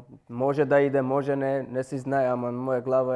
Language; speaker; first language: Macedonian; non-native, learner; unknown